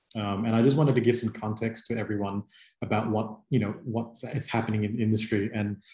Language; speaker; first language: English; native; English